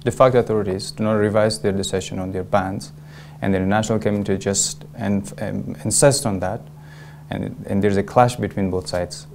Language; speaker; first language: English; non-native, fluent; Persian